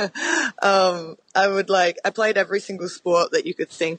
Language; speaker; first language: English; native; English